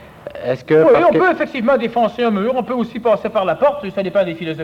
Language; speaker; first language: French; native; French